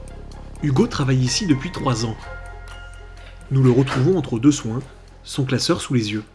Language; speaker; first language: French; native; French